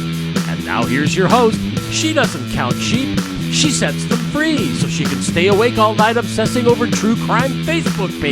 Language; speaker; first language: English; native; English